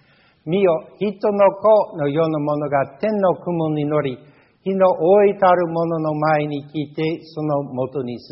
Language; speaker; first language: Japanese; non-native, fluent; English